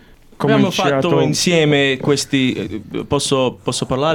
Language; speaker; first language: Italian; early bilingual, heritage; English